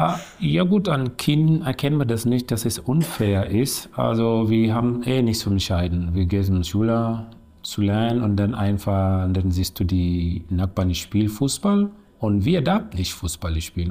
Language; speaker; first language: German; non-native, learner; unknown